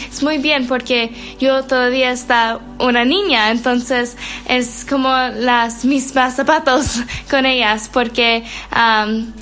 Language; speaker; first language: Spanish; non-native, learner; English